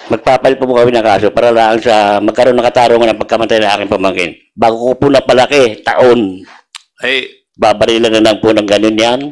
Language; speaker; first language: Filipino; native; Filipino